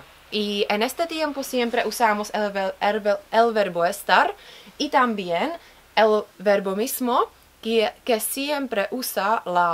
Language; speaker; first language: Spanish; non-native, fluent; Czech